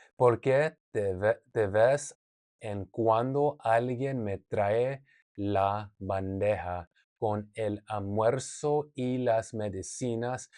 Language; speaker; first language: Spanish; non-native, learner; English